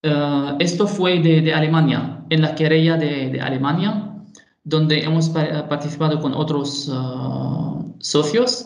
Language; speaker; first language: Spanish; non-native, fluent; Arabic